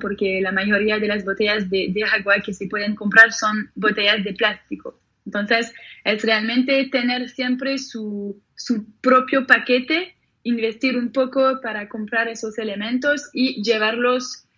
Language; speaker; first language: Spanish; non-native, fluent; French